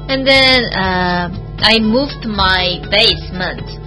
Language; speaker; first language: English; non-native, learner; Korean